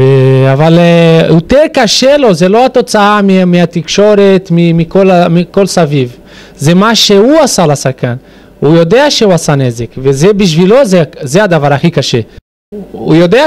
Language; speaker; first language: Hebrew; non-native, fluent; Portuguese